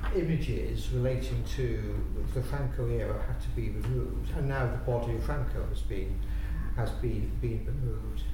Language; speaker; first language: English; native; English